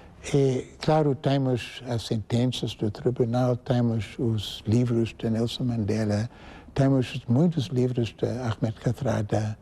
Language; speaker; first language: Portuguese; non-native, fluent; English